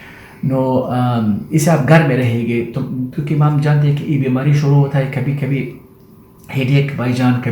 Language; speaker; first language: Hindi; non-native, learner; Persian